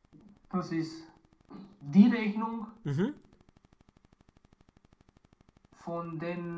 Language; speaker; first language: German; non-native, learner; Romanian